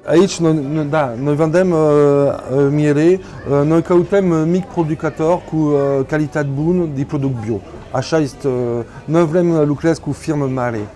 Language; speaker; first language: Romanian; non-native, learner; French